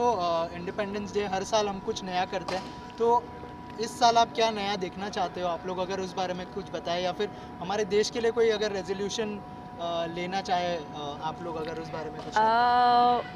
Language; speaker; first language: Hindi; native; Hindi